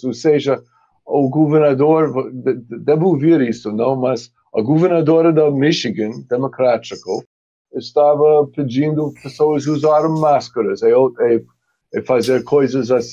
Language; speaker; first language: Portuguese; non-native, fluent; English